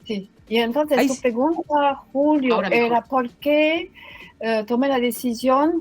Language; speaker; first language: Spanish; non-native, fluent; French